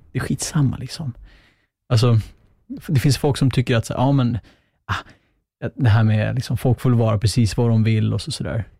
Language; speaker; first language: Swedish; early bilingual, other home language; Kurdish